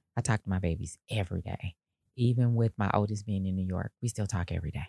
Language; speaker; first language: English; native; English